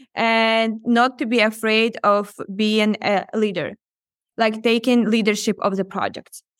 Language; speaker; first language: English; non-native, fluent; Ukrainian